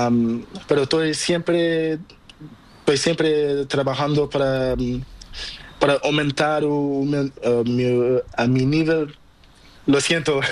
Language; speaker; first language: Spanish; non-native, learner; Portuguese